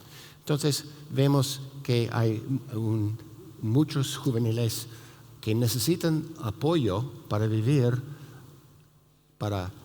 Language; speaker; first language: Spanish; non-native, fluent; English